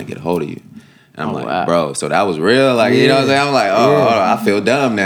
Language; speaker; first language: English; native; English